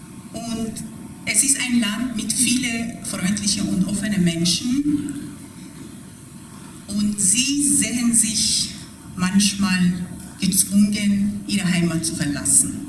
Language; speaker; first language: German; non-native, fluent; Persian